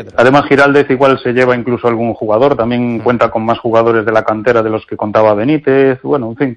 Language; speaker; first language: Spanish; native; Spanish